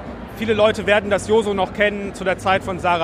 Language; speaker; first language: German; native; German